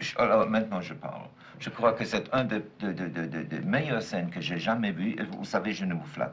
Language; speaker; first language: French; non-native, fluent; German